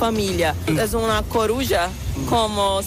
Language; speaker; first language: Spanish; non-native, fluent; Portuguese